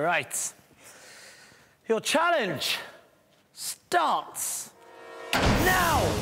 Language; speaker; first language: English; native; English